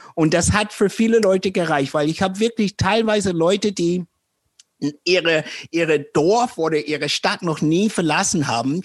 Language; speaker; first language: German; non-native, fluent; English